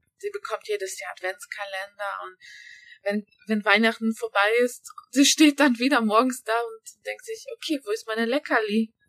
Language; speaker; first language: German; early bilingual, other home language; Hungarian